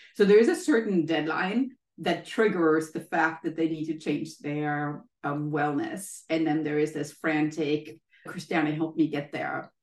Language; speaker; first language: English; non-native, fluent; German